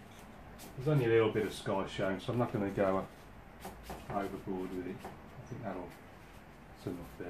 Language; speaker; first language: English; native; English